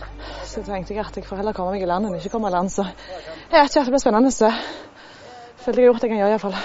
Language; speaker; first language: Norwegian; native; Norwegian